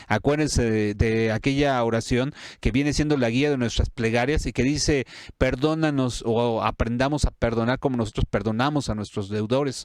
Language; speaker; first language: Spanish; native; Spanish